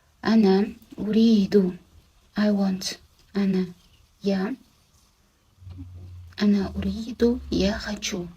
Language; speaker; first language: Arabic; non-native, learner; Kazakh